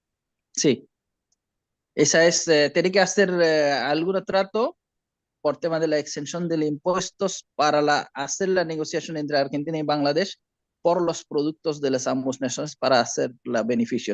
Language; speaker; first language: Spanish; non-native, learner; Bangla